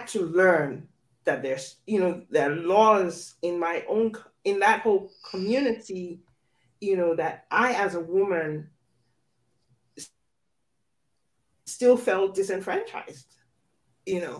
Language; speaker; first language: English; non-native, local second language; Yoruba